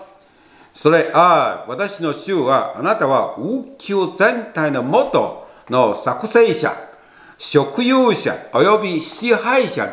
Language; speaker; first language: Japanese; non-native, fluent; Chinese